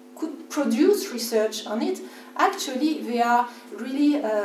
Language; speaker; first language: English; non-native, fluent; French